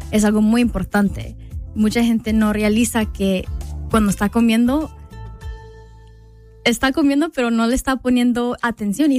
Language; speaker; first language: Spanish; early bilingual, heritage; Spanish